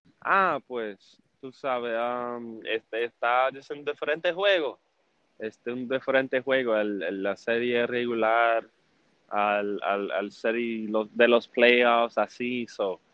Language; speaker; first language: Spanish; early bilingual, heritage; English